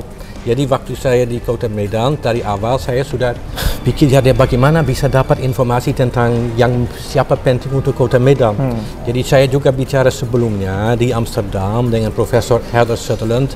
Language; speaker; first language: Indonesian; non-native, fluent; Dutch